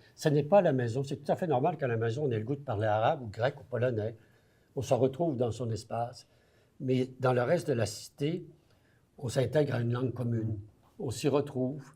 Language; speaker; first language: French; native; French